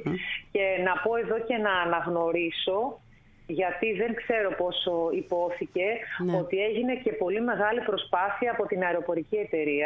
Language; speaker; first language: Greek; native; Greek